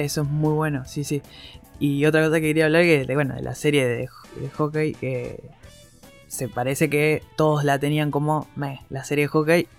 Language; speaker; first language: Spanish; native; Spanish